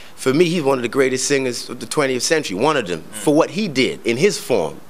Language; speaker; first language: English; native; English